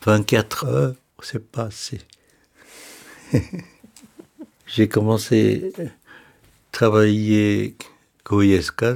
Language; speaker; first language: French; non-native, fluent; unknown